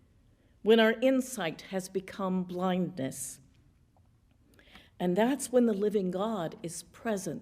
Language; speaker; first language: English; native; English